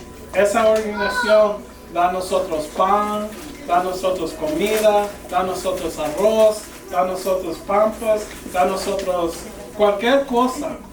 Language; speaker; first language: Spanish; early bilingual, heritage; English